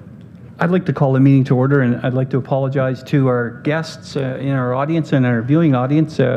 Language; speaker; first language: English; native; English